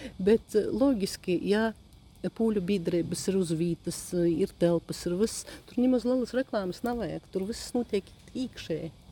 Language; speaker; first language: Latvian; native; Latvian